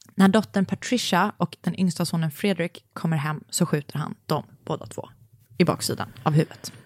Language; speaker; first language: Swedish; native; Swedish